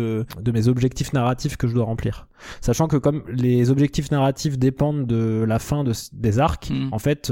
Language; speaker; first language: French; native; French